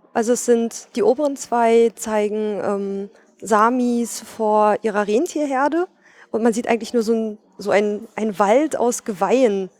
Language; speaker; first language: German; native; German